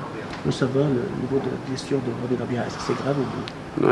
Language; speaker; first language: French; non-native, fluent; Arabic